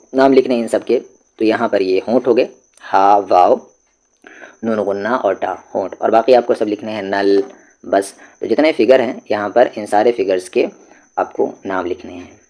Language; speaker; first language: Urdu; native; Urdu